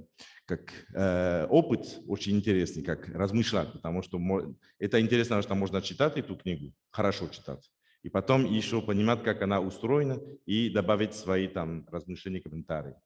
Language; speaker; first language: Russian; non-native, fluent; French